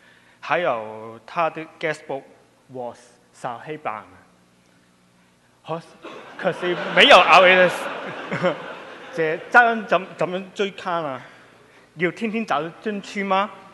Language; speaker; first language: Chinese; non-native, local second language; Cantonese